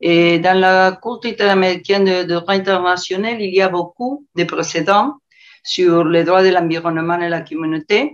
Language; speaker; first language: French; non-native, learner; Spanish